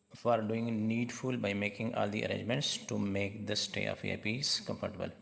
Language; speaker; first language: English; non-native, local second language; Urdu